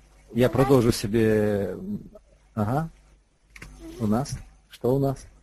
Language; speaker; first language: Russian; native; Russian